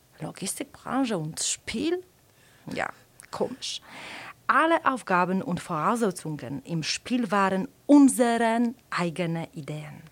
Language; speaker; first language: German; non-native, fluent; Polish